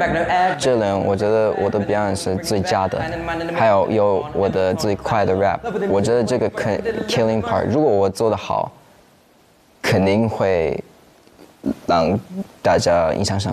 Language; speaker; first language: Chinese; non-native, fluent; English